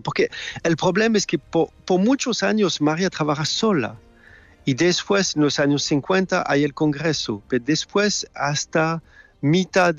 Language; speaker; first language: Spanish; non-native, learner; French